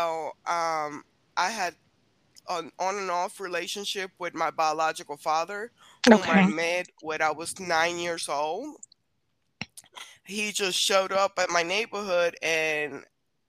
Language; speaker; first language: English; non-native, fluent; Spanish